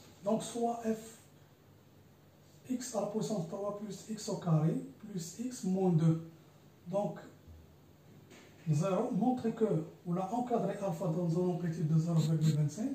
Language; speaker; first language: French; non-native, local second language; Arabic